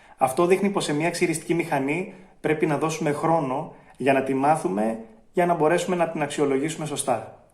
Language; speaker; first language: Greek; native; Greek